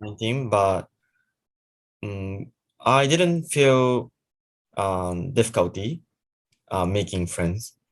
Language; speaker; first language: English; non-native, learner; Japanese